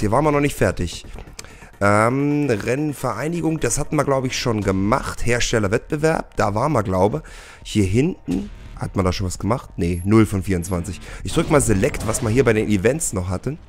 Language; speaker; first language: German; native; German